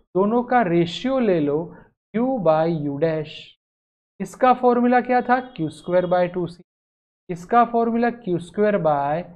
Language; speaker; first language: Hindi; non-native, local second language; Gujarati